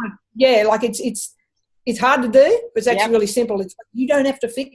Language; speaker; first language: English; native; English